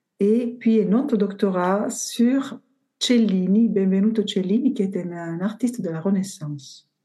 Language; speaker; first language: French; non-native, fluent; Italian